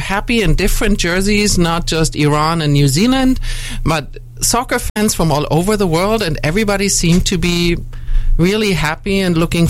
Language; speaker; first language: English; non-native, fluent; German